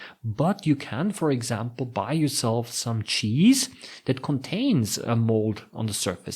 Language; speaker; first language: English; non-native, fluent; German